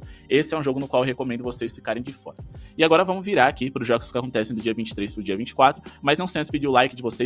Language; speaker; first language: Portuguese; native; Portuguese